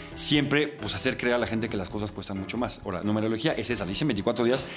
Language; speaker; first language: Spanish; native; Spanish